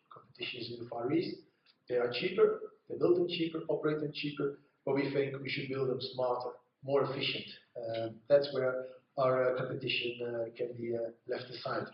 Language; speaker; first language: English; non-native, fluent; Dutch